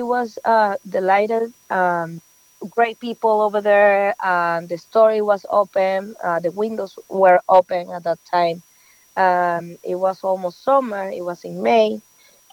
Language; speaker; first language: English; non-native, learner; Spanish